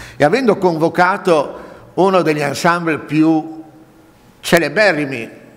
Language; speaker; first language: Italian; native; Italian